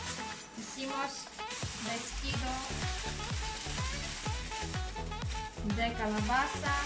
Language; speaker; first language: Spanish; non-native, learner; Polish